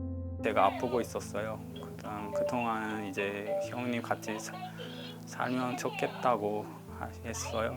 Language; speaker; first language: Korean; non-native, learner; Uzbek